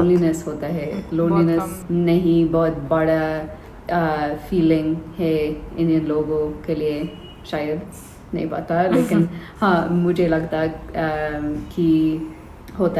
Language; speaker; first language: Hindi; non-native, learner; English